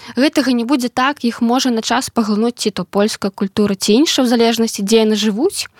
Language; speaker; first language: Belarusian; non-native, local second language; Russian